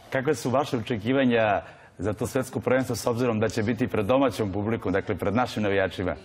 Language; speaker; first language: Serbian; native; Serbian